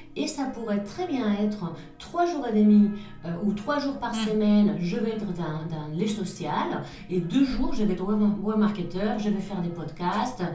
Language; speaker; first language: French; non-native, fluent; Spanish